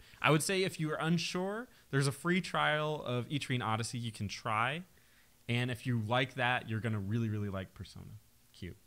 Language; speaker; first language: English; native; English